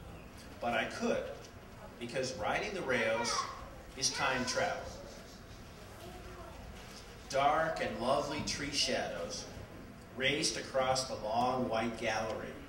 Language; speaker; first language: English; native; English